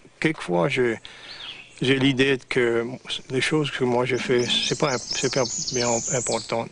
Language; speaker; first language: French; non-native, local second language; English